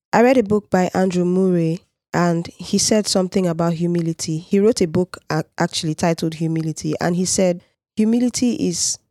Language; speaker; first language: English; non-native, local second language; Yoruba